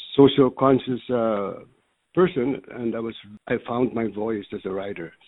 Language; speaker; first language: English; early bilingual, other home language; Filipino